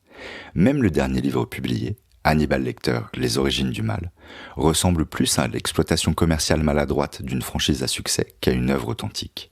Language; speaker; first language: French; native; French